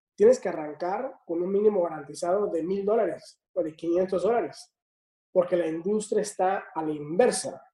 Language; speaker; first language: Spanish; native; Spanish